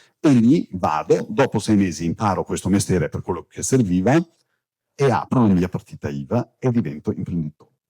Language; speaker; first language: Italian; non-native, fluent; Turkish